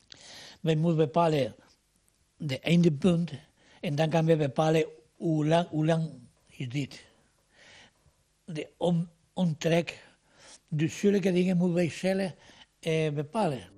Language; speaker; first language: Dutch; non-native, fluent; Spanish